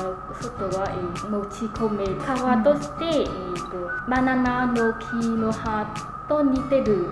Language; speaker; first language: Japanese; non-native, learner; Vietnamese